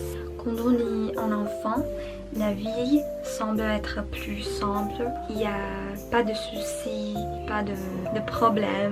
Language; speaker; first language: French; non-native, learner; English